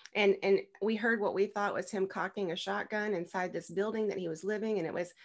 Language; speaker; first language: English; native; English